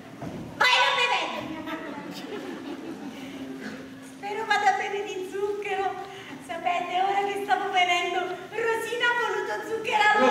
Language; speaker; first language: Italian; native; Italian